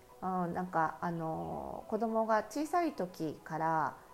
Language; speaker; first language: Japanese; native; Japanese